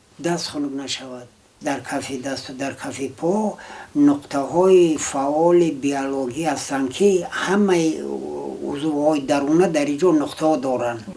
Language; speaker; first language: Tajik; non-native, local second language; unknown